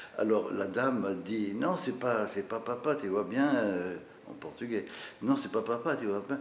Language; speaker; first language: French; native; French